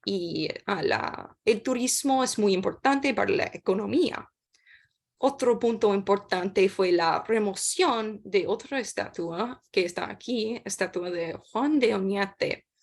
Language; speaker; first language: Spanish; non-native, learner; English